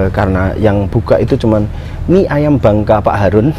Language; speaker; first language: Indonesian; native; Indonesian